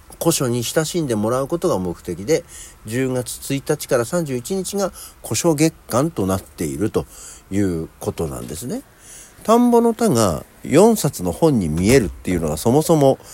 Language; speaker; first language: Japanese; native; Japanese